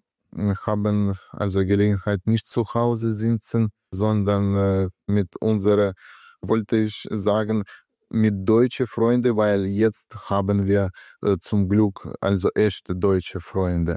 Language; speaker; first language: German; non-native, learner; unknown